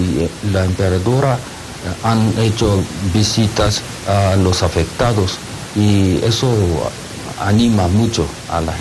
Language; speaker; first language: Spanish; non-native, learner; Japanese